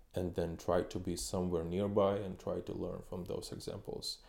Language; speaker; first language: English; non-native, fluent; Ukrainian